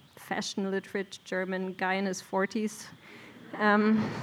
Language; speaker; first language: English; non-native, fluent; German